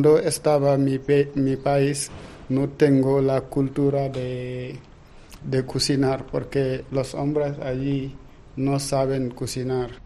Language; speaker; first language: Spanish; non-native, learner; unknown